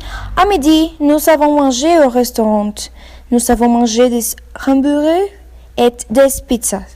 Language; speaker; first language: French; non-native, learner; Spanish